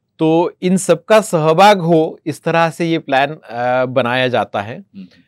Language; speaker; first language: Hindi; non-native, local second language; Marathi